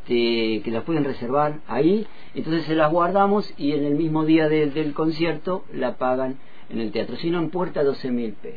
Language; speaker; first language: Spanish; native; Spanish